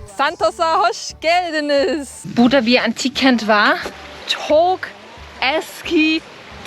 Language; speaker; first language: Turkish; non-native, learner; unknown